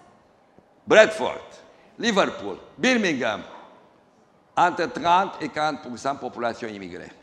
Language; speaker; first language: Spanish; non-native, learner; Romanian